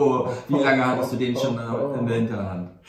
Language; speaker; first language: German; native; German